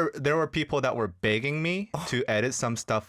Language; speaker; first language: English; early bilingual, other home language; Korean